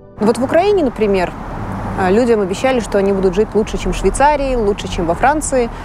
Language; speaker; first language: Russian; native; Russian